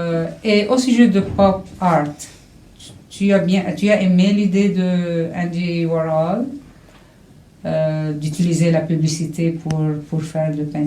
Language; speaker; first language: French; non-native, fluent; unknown